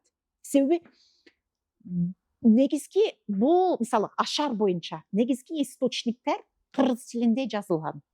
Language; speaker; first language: Kyrgyz; non-native, fluent; English